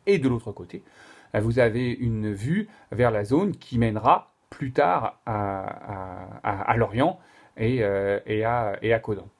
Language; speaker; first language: French; native; French